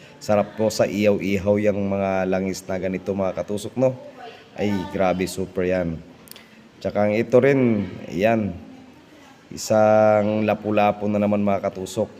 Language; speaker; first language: Filipino; non-native, local second language; Cebuano